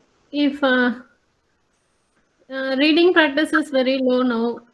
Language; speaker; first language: English; non-native, local second language; Tamil